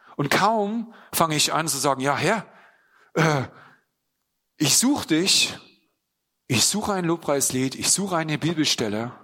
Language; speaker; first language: German; native; German